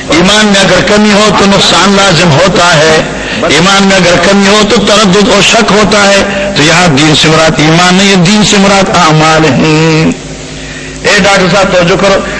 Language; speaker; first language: Urdu; non-native, local second language; Northern Hindko